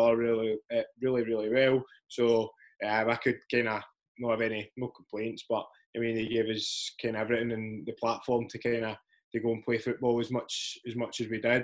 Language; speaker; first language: English; native; English